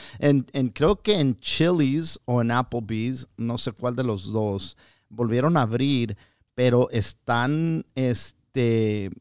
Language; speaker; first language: Spanish; early bilingual, heritage; Spanish